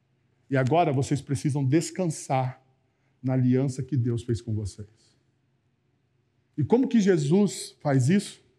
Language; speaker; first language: Portuguese; native; Portuguese